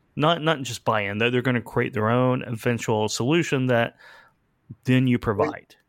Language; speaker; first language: English; native; English